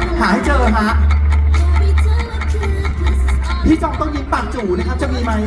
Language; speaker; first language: Thai; native; Thai